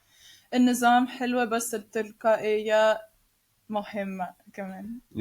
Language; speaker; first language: Arabic; non-native, learner; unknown